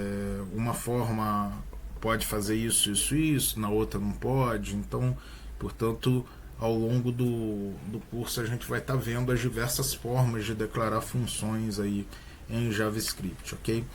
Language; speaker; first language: Portuguese; native; Portuguese